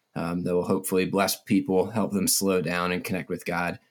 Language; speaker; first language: English; native; English